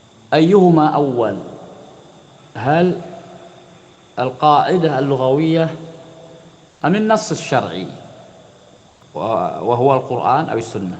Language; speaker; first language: Arabic; non-native, fluent; Indonesian